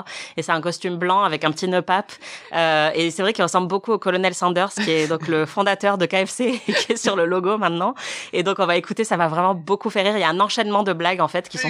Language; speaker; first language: French; native; French